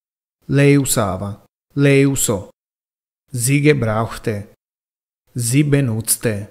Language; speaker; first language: German; non-native, fluent; Italian